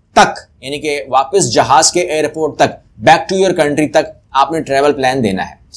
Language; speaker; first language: Urdu; native; Urdu